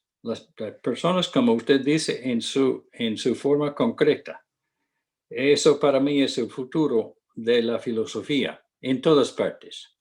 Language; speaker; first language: Spanish; non-native, fluent; English